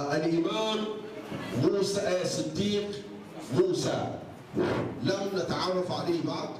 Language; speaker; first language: Arabic; non-native, fluent; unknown